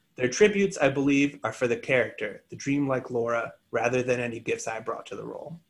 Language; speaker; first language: English; native; English